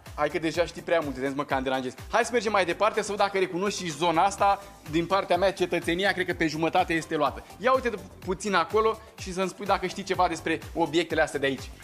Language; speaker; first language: Romanian; native; Romanian